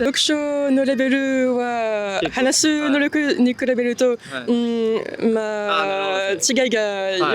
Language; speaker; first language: Japanese; non-native, learner; French